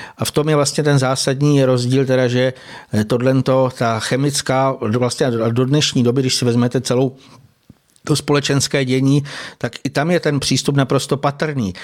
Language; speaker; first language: Czech; native; Czech